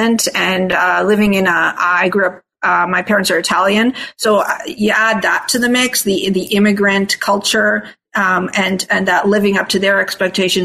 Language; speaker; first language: English; non-native, fluent; Italian